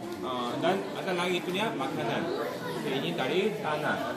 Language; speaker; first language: Indonesian; non-native, learner; Korean